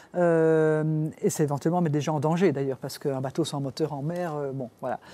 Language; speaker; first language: French; native; French